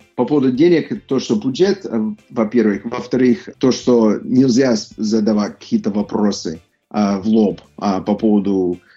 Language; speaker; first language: Russian; non-native, fluent; English